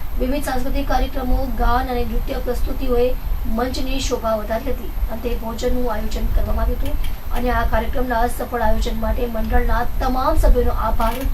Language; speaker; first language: Gujarati; native; Gujarati